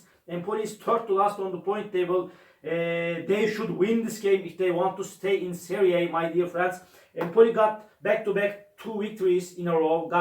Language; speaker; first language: English; non-native, learner; Turkish